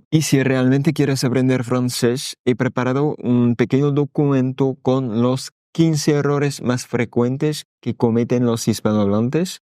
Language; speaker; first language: Spanish; non-native, fluent; French